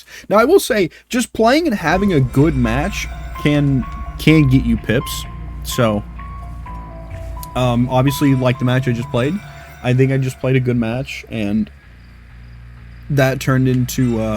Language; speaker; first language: English; native; English